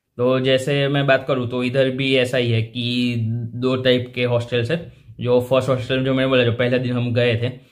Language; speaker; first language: Hindi; non-native, local second language; Gujarati